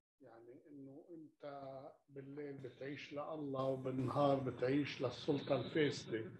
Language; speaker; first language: Arabic; native; Arabic